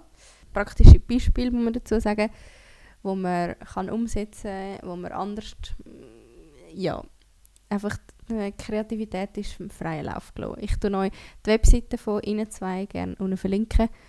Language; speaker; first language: German; native; German